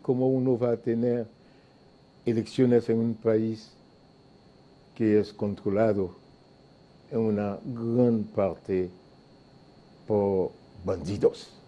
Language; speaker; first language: Spanish; non-native, fluent; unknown